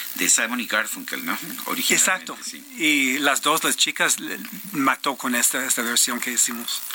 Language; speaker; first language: Spanish; non-native, fluent; English